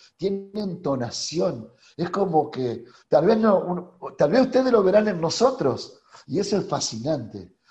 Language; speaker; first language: Spanish; native; Spanish